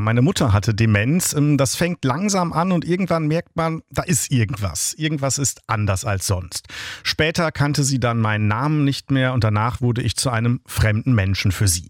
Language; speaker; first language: German; native; German